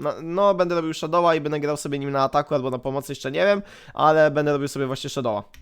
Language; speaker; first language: Polish; native; Polish